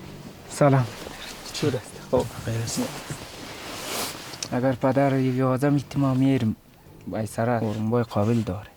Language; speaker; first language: Persian; non-native, local second language; Kyrgyz